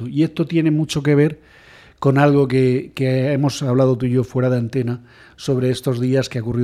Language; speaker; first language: Spanish; native; Spanish